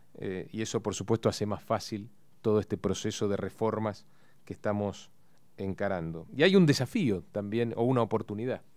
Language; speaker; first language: Spanish; native; Spanish